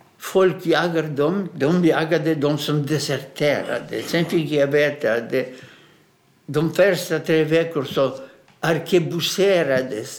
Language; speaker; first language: Swedish; non-native, fluent; Russian